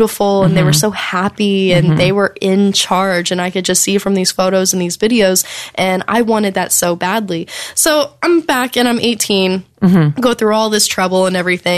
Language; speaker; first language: English; native; English